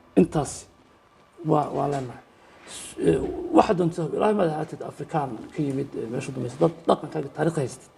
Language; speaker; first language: Somali; native; Somali